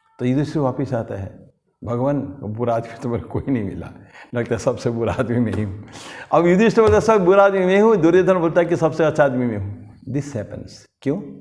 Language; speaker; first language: Hindi; non-native, local second language; Bangla